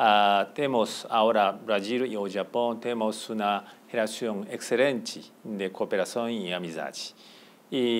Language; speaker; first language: Portuguese; non-native, fluent; Japanese